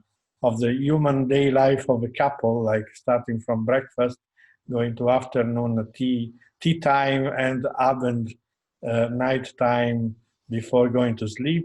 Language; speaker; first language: English; non-native, fluent; Italian